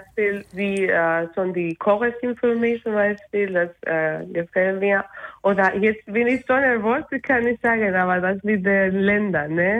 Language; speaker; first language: German; non-native, learner; Spanish